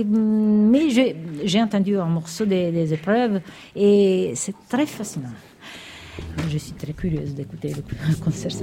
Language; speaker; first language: French; non-native, fluent; Italian